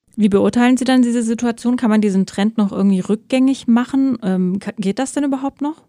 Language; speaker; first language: German; early bilingual, other home language; Persian